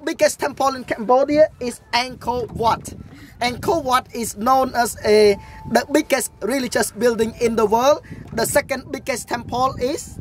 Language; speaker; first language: English; non-native, fluent; Khmer